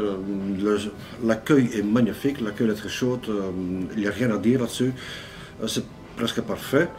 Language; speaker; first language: French; non-native, local second language; Dutch